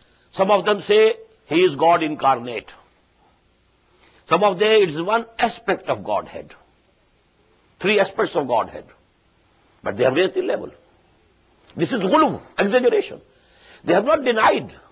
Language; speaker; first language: English; non-native, local second language; Urdu